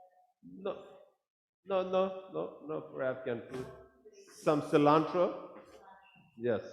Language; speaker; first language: English; non-native, local second language; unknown